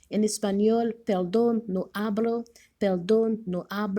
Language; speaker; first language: Spanish; non-native, learner; Haitian Creole